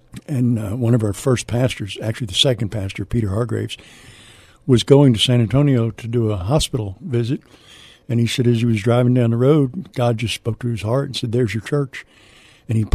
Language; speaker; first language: English; native; English